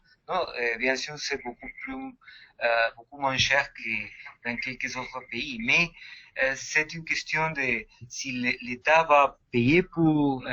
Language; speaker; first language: French; non-native, fluent; Spanish